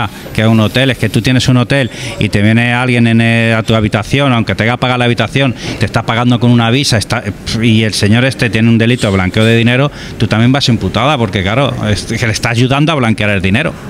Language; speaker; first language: Spanish; native; Spanish